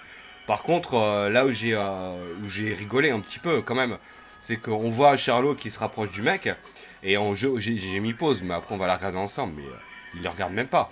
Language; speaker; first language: French; native; French